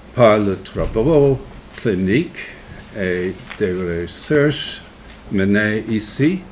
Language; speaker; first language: French; non-native, learner; English